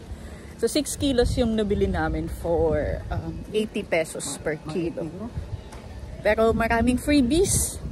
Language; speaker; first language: Filipino; native; Filipino